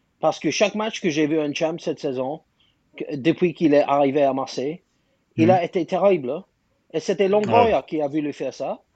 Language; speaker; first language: French; non-native, fluent; English